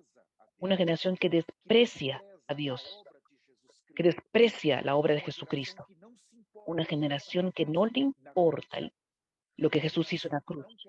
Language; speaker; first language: Spanish; non-native, fluent; Portuguese